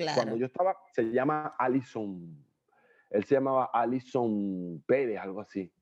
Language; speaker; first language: Spanish; native; Spanish